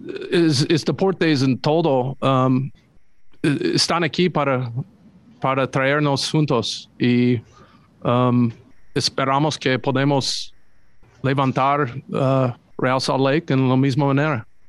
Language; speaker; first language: Spanish; non-native, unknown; English